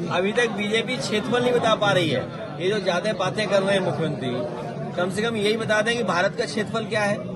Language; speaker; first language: Hindi; native; Hindi